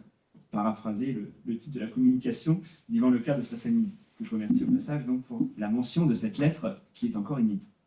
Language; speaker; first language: French; native; French